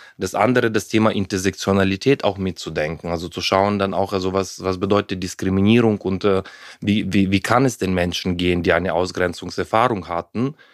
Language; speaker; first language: German; non-native, fluent; Ukrainian